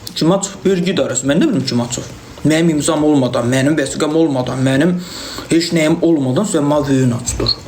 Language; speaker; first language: Azerbaijani; native; Azerbaijani